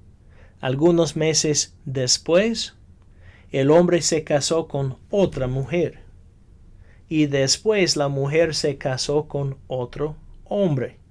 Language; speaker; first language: Spanish; non-native, fluent; English